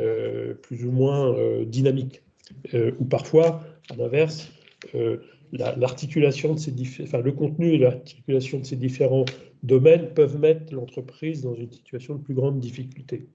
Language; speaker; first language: French; native; French